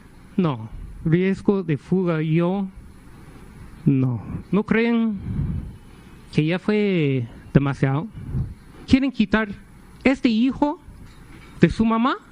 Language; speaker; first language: Spanish; non-native, fluent; English